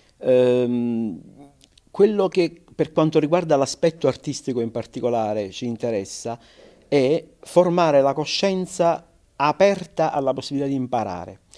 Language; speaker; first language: Italian; native; Italian